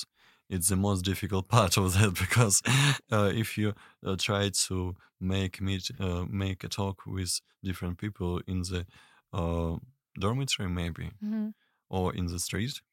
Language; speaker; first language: English; non-native, learner; Russian